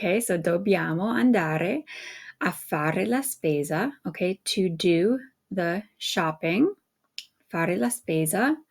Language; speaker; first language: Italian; non-native, fluent; English